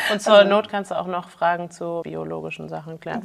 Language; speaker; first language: German; native; German